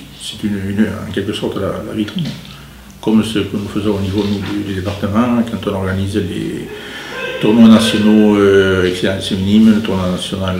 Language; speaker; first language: French; native; French